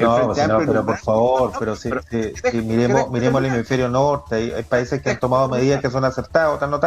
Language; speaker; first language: Spanish; native; Spanish